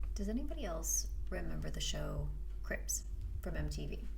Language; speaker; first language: English; native; English